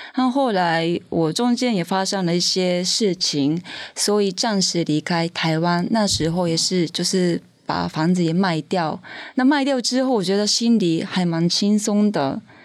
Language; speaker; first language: Chinese; non-native, fluent; Japanese